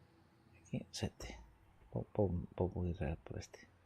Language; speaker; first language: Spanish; non-native, local second language; Galician